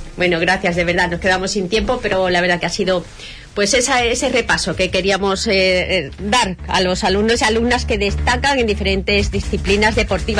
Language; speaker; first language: Spanish; native; Spanish